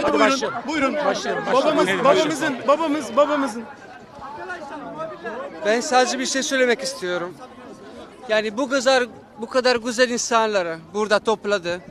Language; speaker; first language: Turkish; non-native, fluent; Italian